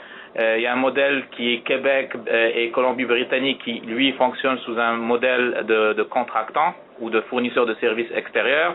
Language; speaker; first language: French; native; French